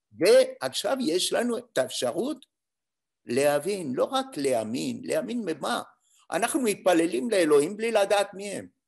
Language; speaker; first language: Hebrew; non-native, fluent; French